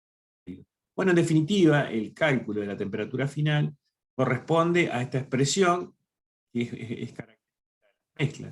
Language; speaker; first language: Spanish; native; Spanish